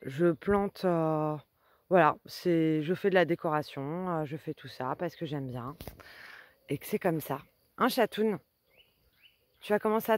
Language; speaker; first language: French; native; French